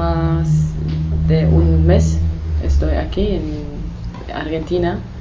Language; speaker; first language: Spanish; non-native, learner; Kurdish